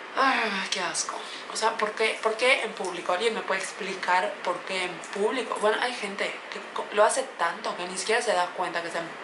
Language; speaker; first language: Spanish; native; Spanish